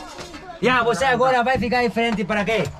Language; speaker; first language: Portuguese; non-native, learner; Vietnamese